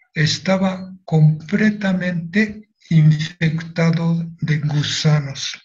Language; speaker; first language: Spanish; non-native, fluent; Japanese